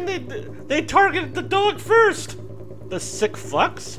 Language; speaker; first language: English; native; English